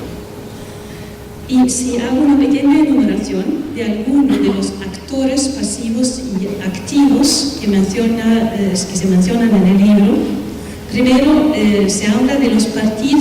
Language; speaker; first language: Spanish; non-native, fluent; Swedish